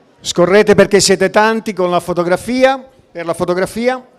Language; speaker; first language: Italian; native; Italian